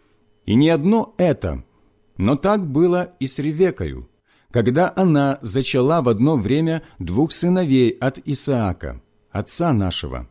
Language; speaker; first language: Russian; native; Russian